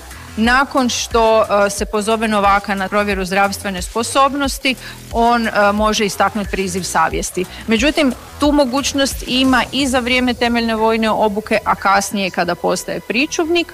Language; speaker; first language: Serbian; native; Serbian